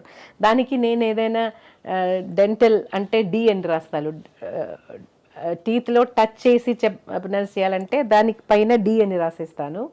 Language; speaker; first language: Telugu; non-native, fluent; Malayalam